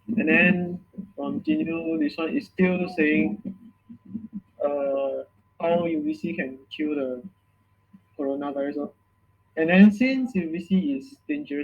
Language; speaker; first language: English; non-native, local second language; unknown